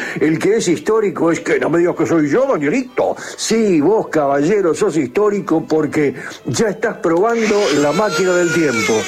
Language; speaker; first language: Spanish; native; Spanish